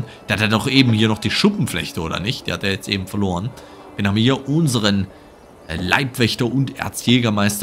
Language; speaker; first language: German; native; German